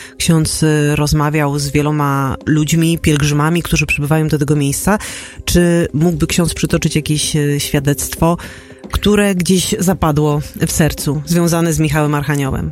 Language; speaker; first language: Polish; native; Polish